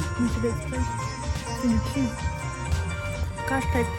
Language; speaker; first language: French; native; French